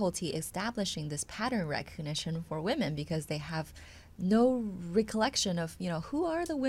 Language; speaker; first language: English; non-native, fluent; Chinese